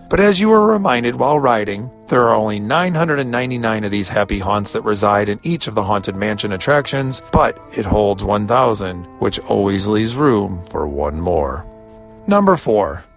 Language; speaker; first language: English; native; English